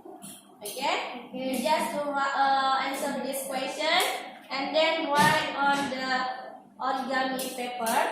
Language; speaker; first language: English; non-native, learner; Indonesian